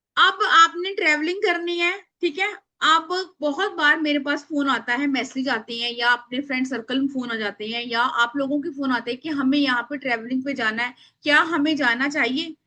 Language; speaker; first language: Hindi; native; Hindi